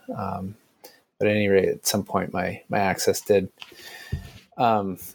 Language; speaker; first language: English; native; English